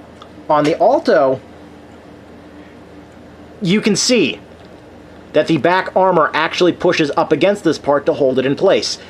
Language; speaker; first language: English; native; English